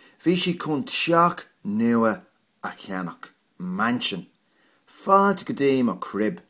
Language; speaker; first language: Irish; non-native, local second language; English